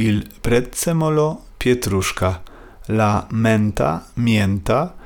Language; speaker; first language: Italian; non-native, fluent; Polish